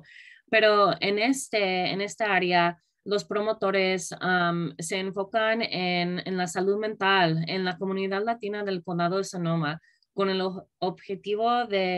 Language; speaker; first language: Spanish; early bilingual, other home language; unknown